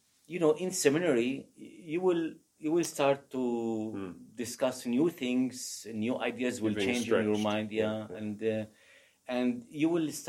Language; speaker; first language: English; non-native, fluent; Arabic